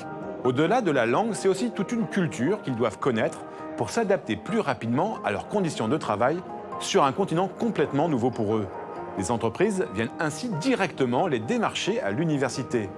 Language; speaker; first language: French; native; French